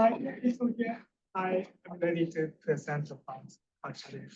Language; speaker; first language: English; non-native, fluent; Japanese